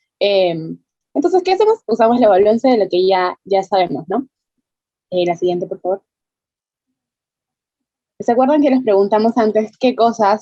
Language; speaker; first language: Spanish; native; Spanish